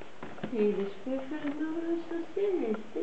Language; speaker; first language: Greek; non-native, learner; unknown